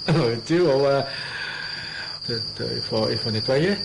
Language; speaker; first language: French; non-native, learner; Japanese